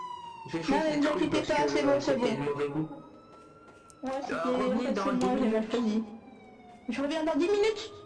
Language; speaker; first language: French; native; French